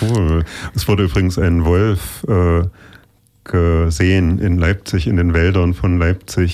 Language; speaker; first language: German; native; German